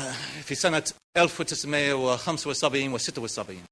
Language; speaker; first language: Arabic; non-native, learner; English